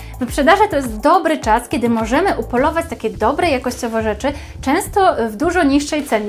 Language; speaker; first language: Polish; native; Polish